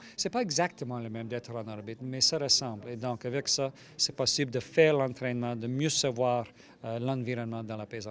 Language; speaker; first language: French; non-native, local second language; English